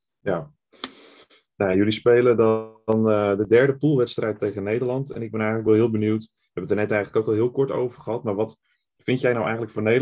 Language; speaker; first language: Dutch; native; Dutch